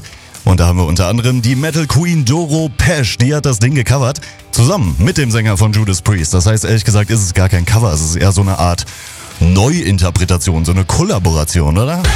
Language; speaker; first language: German; native; German